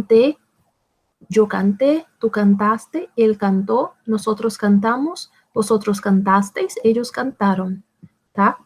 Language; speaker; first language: Spanish; non-native, fluent; Portuguese